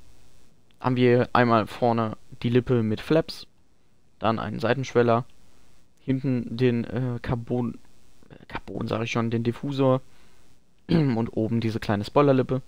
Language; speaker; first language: German; native; German